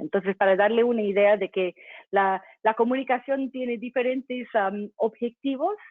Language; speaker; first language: Spanish; non-native, fluent; English